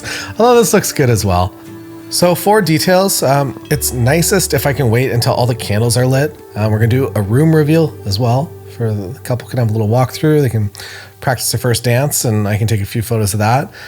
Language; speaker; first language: English; native; English